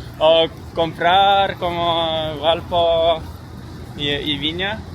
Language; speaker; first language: Spanish; non-native, learner; Estonian